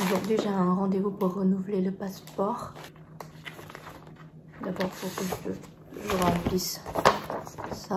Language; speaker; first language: French; non-native, fluent; Vietnamese